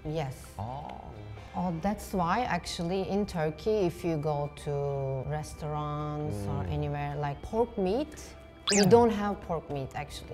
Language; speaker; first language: English; non-native, fluent; Turkish